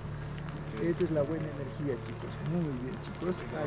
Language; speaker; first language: Spanish; native; Spanish